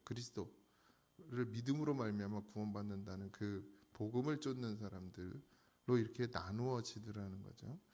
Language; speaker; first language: Korean; native; Korean